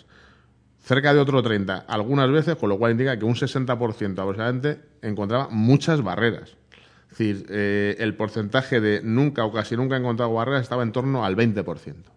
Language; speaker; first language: Spanish; native; Spanish